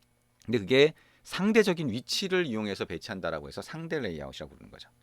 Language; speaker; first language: Korean; native; Korean